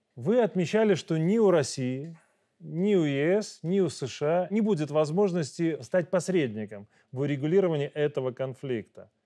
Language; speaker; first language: Russian; native; Russian